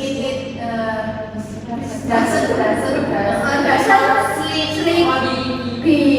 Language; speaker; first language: English; non-native, learner; Indonesian